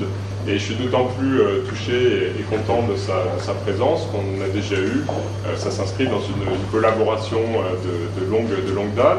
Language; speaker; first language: French; native; French